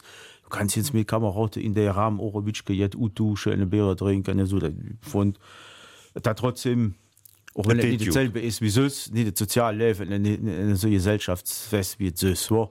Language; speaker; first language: German; native; German